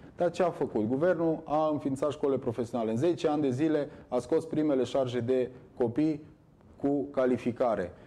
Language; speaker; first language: Romanian; native; Romanian